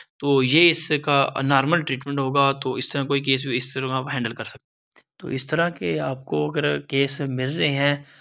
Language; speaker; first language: Urdu; non-native, local second language; Punjabi